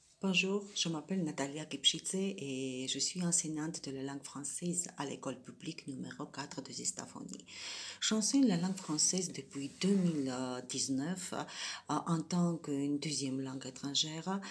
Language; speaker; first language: French; non-native, fluent; Georgian